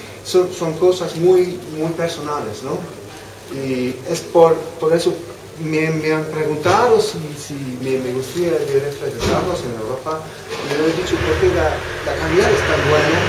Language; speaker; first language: Spanish; non-native, fluent; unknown